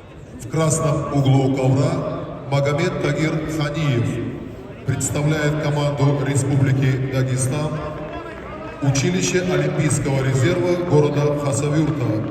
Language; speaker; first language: Russian; native; Russian